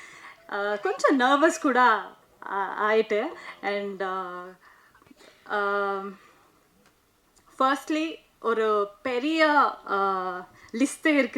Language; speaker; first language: Tamil; non-native, local second language; Kannada